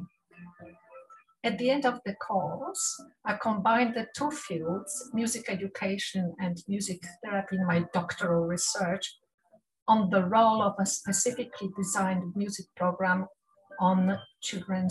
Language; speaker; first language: English; non-native, fluent; Polish